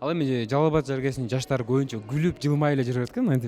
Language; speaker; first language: Kyrgyz; native; Kyrgyz